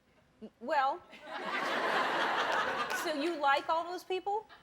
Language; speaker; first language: English; native; English